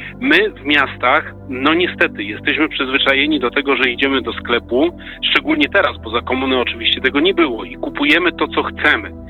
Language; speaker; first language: Polish; native; Polish